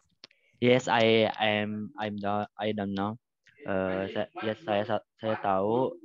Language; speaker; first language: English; non-native, learner; Indonesian